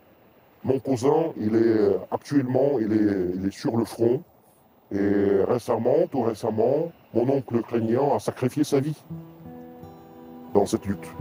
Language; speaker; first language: French; non-native, fluent; Russian